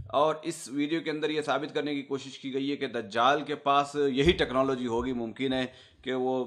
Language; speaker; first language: Urdu; native; Urdu